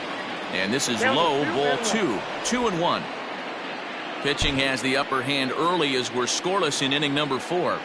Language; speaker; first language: English; native; English